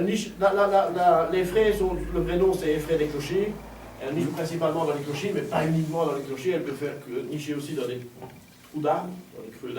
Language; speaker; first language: French; native; French